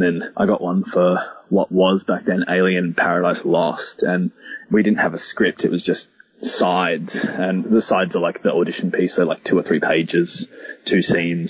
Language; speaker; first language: English; native; English